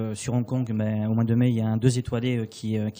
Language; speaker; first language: French; native; French